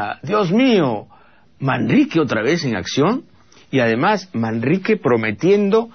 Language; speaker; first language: Spanish; native; Spanish